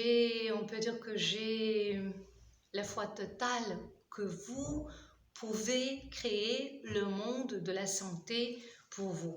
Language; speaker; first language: French; non-native, fluent; Russian